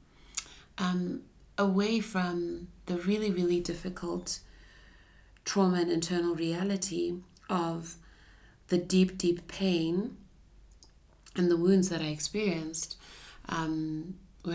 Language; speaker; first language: English; non-native, local second language; Shona